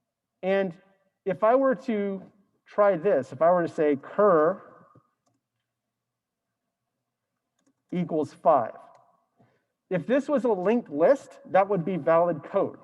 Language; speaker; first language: English; native; English